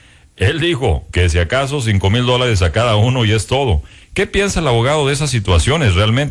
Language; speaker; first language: Spanish; native; Spanish